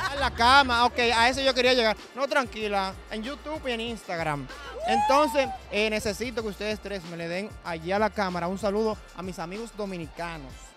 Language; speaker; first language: Spanish; native; Spanish